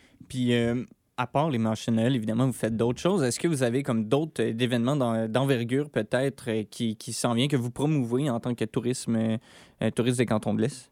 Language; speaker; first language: French; native; French